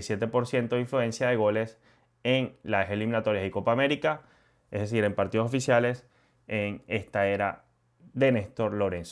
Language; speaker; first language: Spanish; native; Spanish